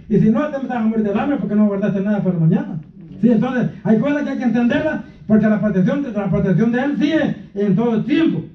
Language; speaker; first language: Spanish; native; Spanish